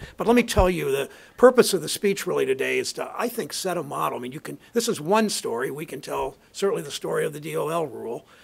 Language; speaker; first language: English; native; English